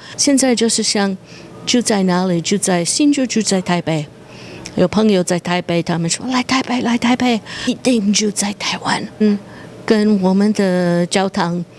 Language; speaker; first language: Chinese; non-native, fluent; English